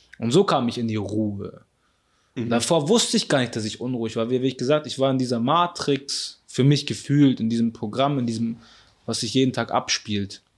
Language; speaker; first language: German; early bilingual, other home language; Arabic